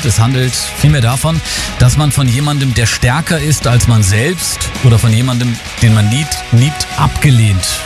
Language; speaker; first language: German; native; German